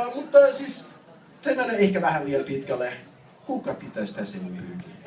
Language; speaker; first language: Finnish; non-native, learner; English